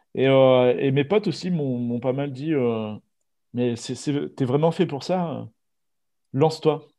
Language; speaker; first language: French; native; French